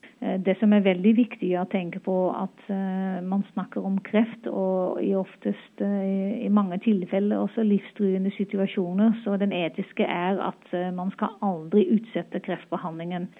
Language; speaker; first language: Norwegian; non-native, fluent; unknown